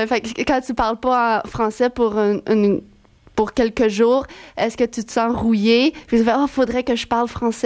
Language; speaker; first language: French; native; French